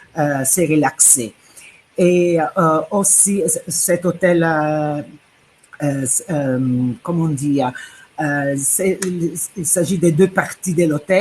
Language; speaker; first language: French; non-native, fluent; Italian